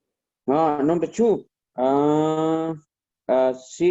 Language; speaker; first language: English; non-native, learner; Spanish